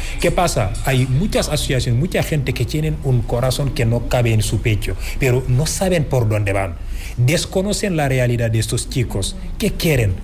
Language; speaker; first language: Spanish; non-native, fluent; Wolof